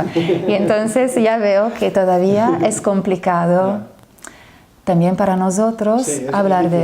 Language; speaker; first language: Spanish; non-native, fluent; Italian